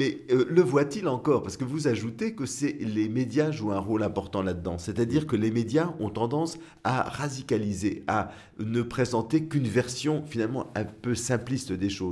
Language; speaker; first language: French; native; French